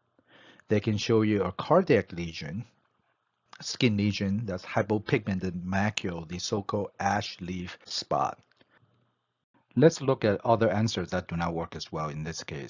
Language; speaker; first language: English; non-native, fluent; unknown